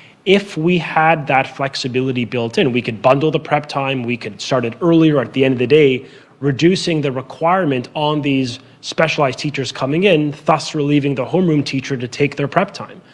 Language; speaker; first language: English; native; English